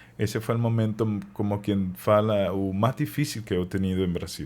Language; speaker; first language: Portuguese; non-native, learner; Spanish